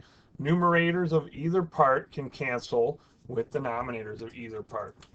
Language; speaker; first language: English; native; English